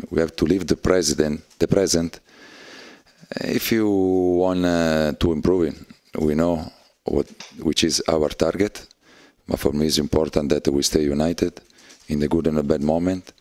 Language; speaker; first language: English; non-native, learner; Italian